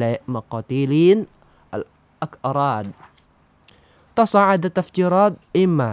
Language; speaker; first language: Arabic; non-native, fluent; Indonesian